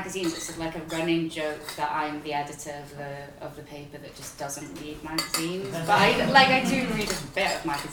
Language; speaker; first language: English; native; English